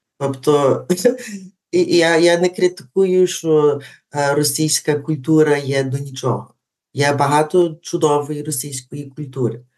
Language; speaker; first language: Ukrainian; early bilingual, heritage; Ukrainian